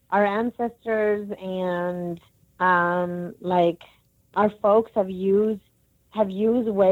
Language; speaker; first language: English; native; English